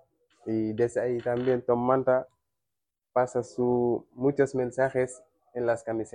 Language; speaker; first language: Spanish; non-native, learner; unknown